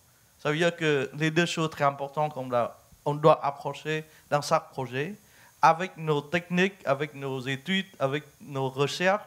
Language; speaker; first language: French; non-native, fluent; Vietnamese